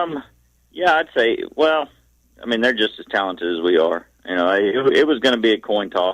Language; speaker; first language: English; native; English